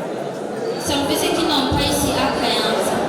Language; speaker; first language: French; non-native, local second language; Rundi